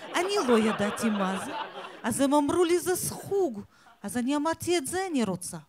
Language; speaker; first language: Hebrew; non-native, fluent; Russian